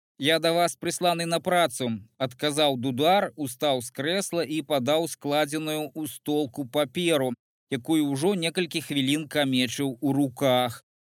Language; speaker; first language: Belarusian; native; Belarusian